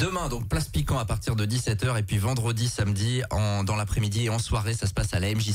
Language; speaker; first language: French; native; French